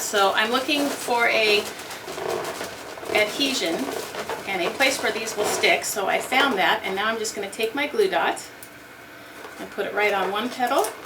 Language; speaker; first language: English; native; English